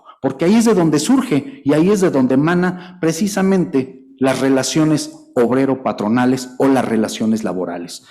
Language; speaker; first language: Spanish; native; Spanish